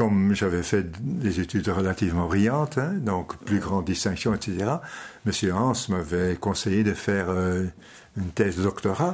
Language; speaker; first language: French; non-native, local second language; Dutch